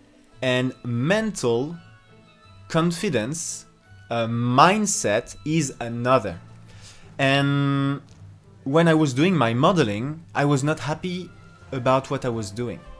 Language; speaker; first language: English; non-native, fluent; French